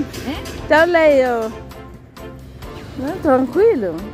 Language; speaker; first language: Italian; non-native, fluent; Filipino